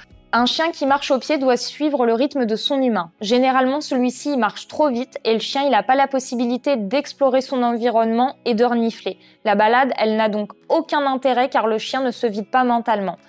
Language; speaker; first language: French; native; French